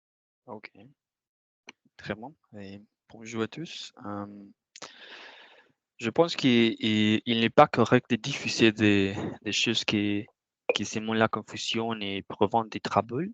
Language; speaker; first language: French; non-native, learner; Spanish